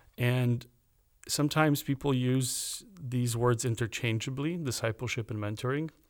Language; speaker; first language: English; early bilingual, other home language; Romanian